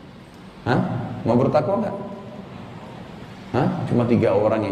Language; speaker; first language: Indonesian; native; Indonesian